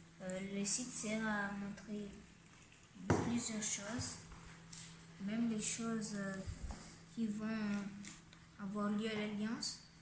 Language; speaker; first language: French; non-native, local second language; Comorian